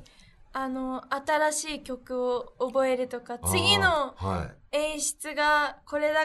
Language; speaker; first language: Japanese; non-native, fluent; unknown